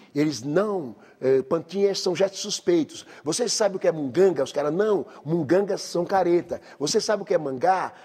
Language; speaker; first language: Portuguese; native; Portuguese